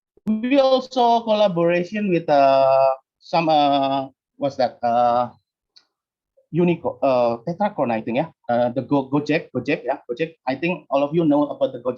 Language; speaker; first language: English; non-native, learner; Indonesian